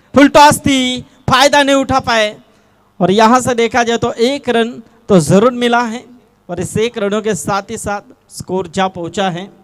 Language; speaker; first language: Hindi; non-native, local second language; Marathi